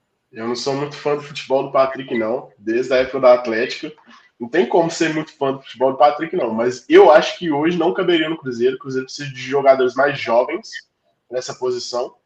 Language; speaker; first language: Portuguese; native; Portuguese